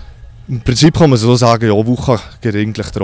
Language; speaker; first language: German; native; German